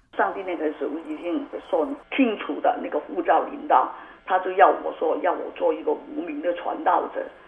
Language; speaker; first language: Chinese; non-native, local second language; Cantonese